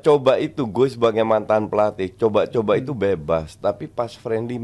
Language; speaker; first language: Indonesian; native; Indonesian